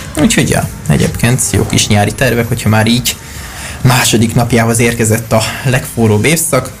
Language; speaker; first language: Hungarian; native; Hungarian